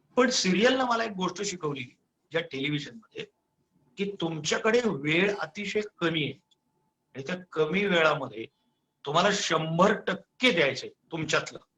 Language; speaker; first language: Marathi; non-native, local second language; Gujarati